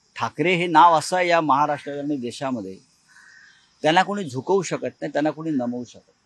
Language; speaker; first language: Marathi; native; Marathi